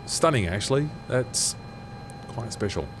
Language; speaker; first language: English; native; English